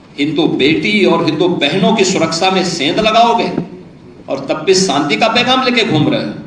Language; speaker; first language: Hindi; native; Hindi